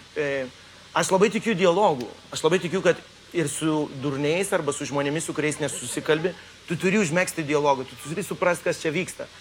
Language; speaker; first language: Lithuanian; early bilingual, heritage; Lithuanian